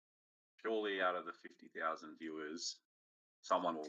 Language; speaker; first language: English; native; English